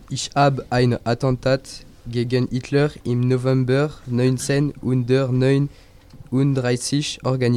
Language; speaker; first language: German; non-native, learner; French